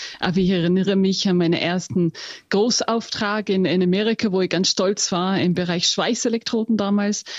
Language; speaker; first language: German; non-native, fluent; English